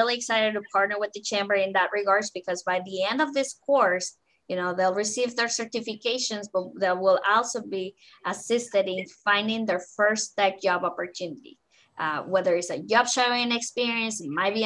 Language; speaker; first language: English; non-native, fluent; Spanish